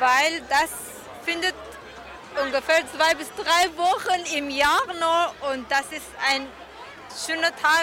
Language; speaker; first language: German; non-native, learner; Persian